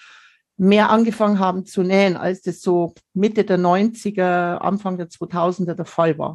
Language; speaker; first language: German; native; German